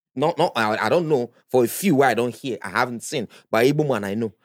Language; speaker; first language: English; non-native, local second language; Igbo